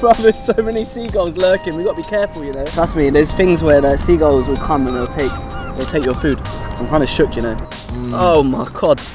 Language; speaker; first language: English; native; English